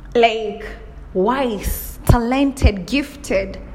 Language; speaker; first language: English; non-native, local second language; Kikuyu